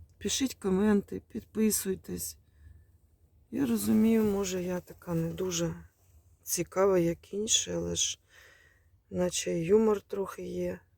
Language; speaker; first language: Ukrainian; non-native, local second language; Russian